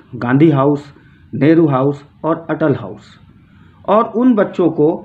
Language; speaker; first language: Hindi; native; Hindi